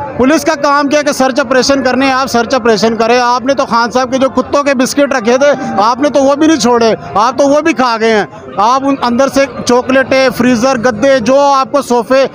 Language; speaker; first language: Urdu; non-native, local second language; Punjabi